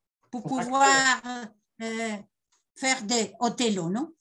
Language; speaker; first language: French; non-native, learner; Spanish